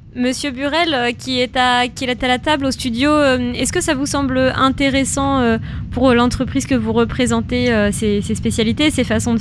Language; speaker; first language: French; native; French